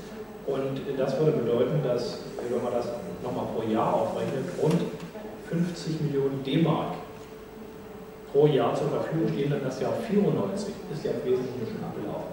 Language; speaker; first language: German; native; German